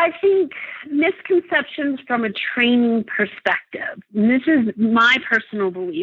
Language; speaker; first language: English; native; English